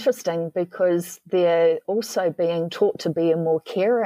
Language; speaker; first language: English; native; English